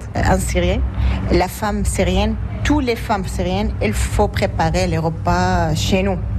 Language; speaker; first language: French; non-native, learner; Arabic